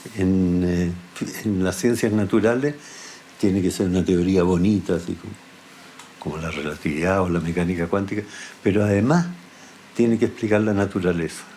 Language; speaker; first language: Spanish; early bilingual, other home language; German